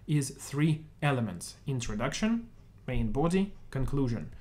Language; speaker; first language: English; non-native, fluent; Russian